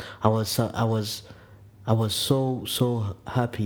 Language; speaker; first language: English; non-native, local second language; Ganda